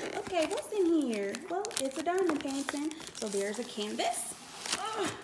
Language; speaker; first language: English; native; English